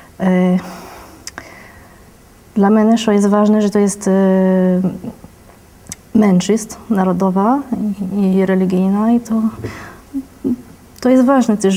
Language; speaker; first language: Polish; non-native, fluent; French